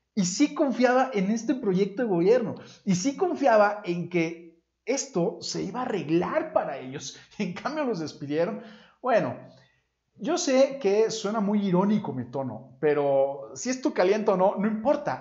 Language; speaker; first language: Spanish; native; Spanish